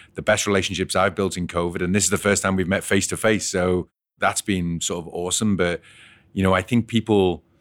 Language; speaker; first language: English; native; English